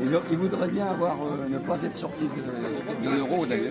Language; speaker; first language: French; native; French